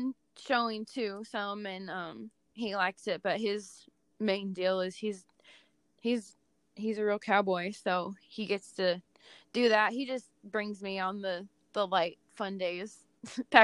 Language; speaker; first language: English; native; English